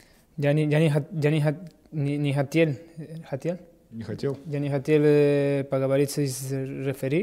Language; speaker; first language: Russian; non-native, learner; Portuguese